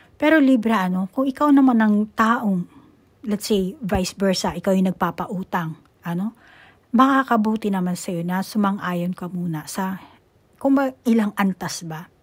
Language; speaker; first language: Filipino; native; Filipino